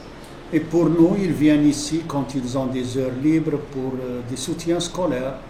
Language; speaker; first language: French; non-native, local second language; Arabic